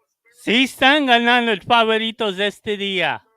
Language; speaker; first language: Spanish; early bilingual, heritage; Spanish